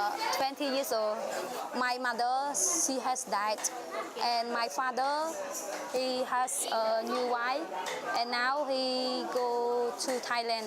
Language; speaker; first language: English; non-native, learner; Khmer